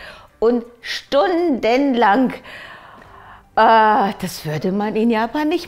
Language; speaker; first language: German; early bilingual, other home language; Japanese